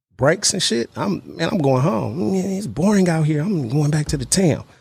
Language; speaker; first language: English; native; English